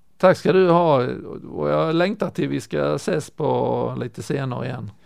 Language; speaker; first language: Swedish; native; Swedish